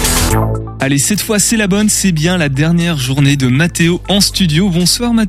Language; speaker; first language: French; native; French